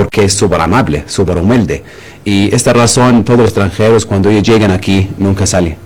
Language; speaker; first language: Spanish; non-native, learner; Arabic